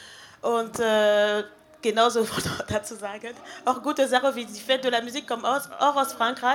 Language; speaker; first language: German; non-native, fluent; French